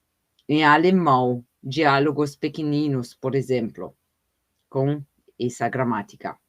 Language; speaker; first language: Portuguese; non-native, fluent; German